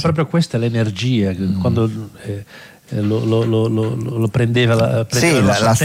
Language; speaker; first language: Italian; non-native, fluent; Portuguese